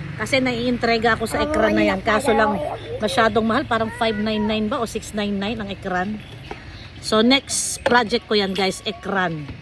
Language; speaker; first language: Filipino; native; Filipino